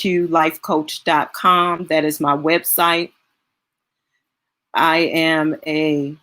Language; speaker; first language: English; native; English